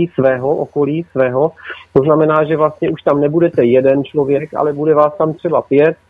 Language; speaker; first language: Czech; native; Czech